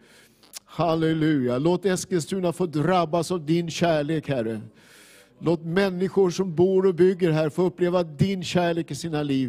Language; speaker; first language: Swedish; native; Swedish